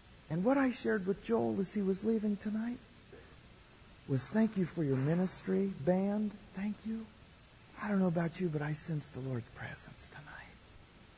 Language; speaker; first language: English; native; English